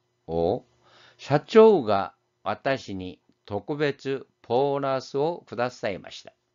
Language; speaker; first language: Japanese; non-native, fluent; Korean